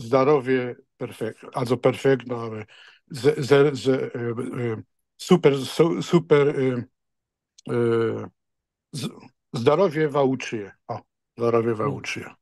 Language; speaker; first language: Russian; non-native, learner; Polish